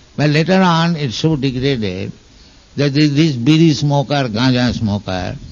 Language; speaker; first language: English; non-native, local second language; Bangla